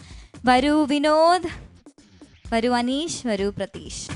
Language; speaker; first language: Malayalam; native; Malayalam